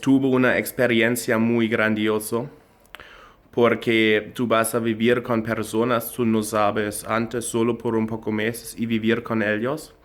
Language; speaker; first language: Spanish; non-native, learner; German